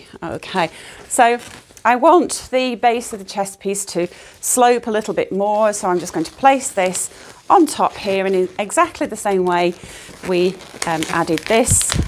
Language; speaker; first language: English; native; English